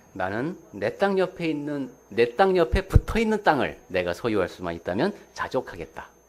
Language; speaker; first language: Korean; native; Korean